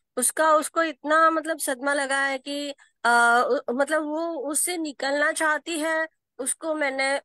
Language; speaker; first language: Hindi; non-native, local second language; Marathi